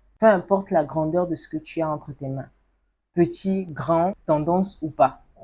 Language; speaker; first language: French; non-native, local second language; Lingala